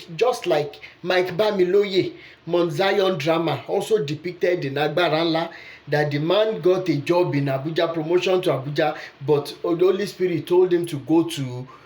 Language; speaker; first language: English; non-native, local second language; Yoruba